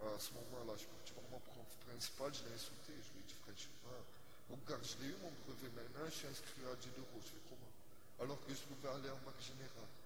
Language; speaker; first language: French; native; French